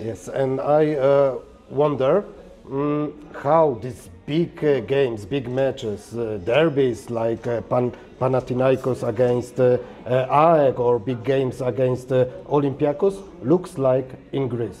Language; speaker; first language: English; non-native, fluent; Polish